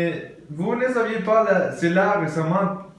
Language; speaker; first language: French; non-native, learner; Spanish